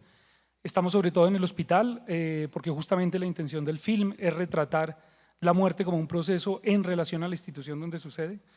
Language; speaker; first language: Spanish; native; Spanish